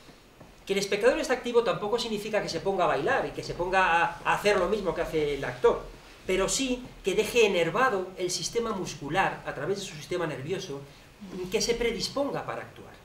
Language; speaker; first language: Spanish; native; Spanish